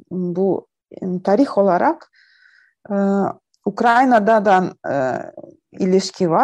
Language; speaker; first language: Turkish; non-native, learner; Ukrainian